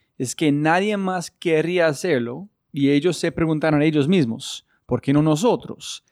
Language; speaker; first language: Spanish; non-native, fluent; English